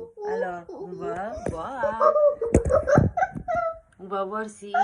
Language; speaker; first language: French; non-native, learner; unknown